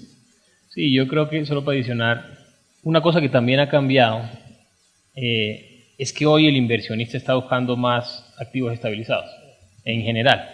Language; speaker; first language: Spanish; native; Spanish